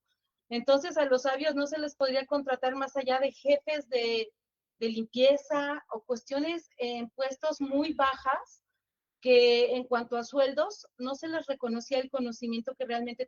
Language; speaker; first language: Spanish; native; Spanish